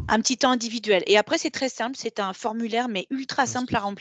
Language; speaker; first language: French; native; French